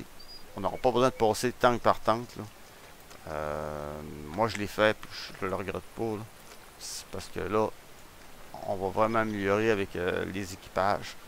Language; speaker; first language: French; native; French